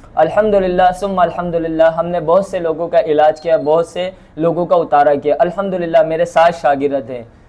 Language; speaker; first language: Urdu; non-native, local second language; Bangla